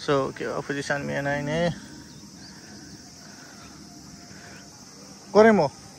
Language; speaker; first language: Japanese; non-native, learner; Nepali